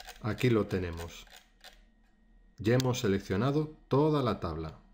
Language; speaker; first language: Spanish; native; Spanish